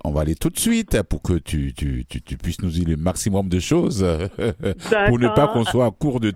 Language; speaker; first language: French; native; French